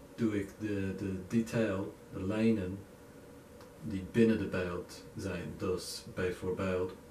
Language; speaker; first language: Dutch; non-native, learner; English